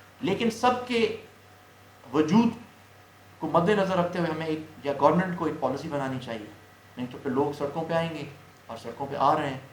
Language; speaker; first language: Urdu; non-native, local second language; Sindhi